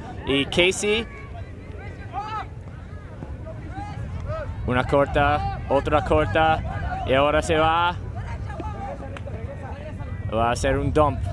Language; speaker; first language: Spanish; non-native, learner; English